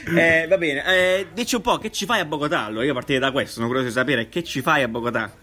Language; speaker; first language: Italian; native; Italian